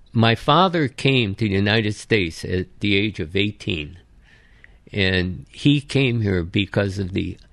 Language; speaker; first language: English; early bilingual, other home language; Japanese